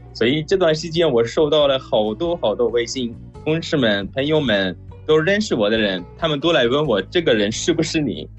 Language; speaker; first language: Chinese; non-native, fluent; Persian